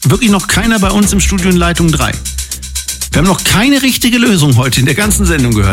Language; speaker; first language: German; native; German